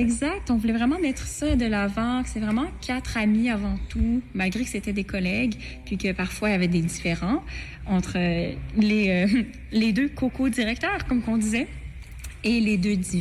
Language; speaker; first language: French; native; French